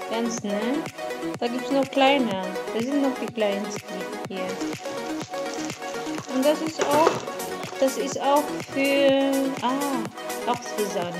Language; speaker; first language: German; non-native, learner; Filipino